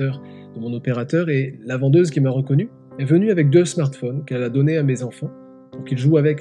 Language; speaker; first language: French; native; French